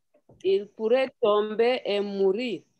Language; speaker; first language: French; non-native, learner; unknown